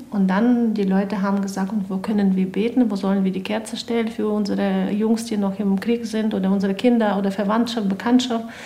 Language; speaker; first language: German; non-native, fluent; Ukrainian